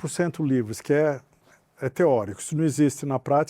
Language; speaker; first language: Portuguese; native; Portuguese